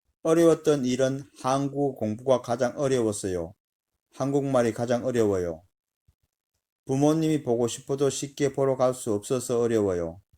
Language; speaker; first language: Korean; non-native, learner; Filipino